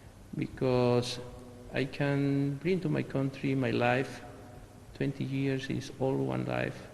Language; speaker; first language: English; non-native, learner; Spanish